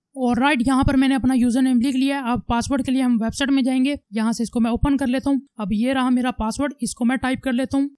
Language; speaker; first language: Urdu; native; Urdu